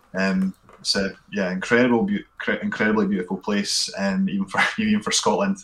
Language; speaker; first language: English; native; English